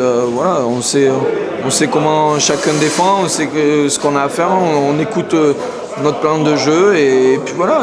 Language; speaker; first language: French; native; French